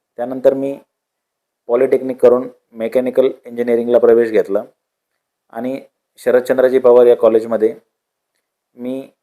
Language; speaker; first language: Marathi; native; Marathi